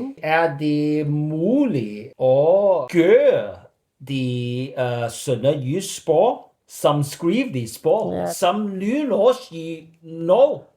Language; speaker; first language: Danish; non-native, learner; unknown